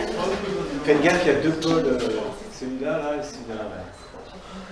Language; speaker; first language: French; native; French